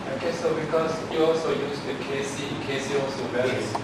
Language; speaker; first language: English; non-native, fluent; Thai